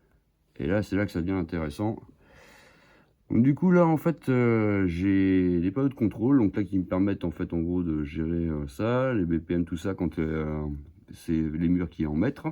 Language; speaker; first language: French; native; French